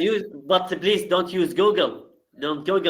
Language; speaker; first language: English; non-native, learner; Arabic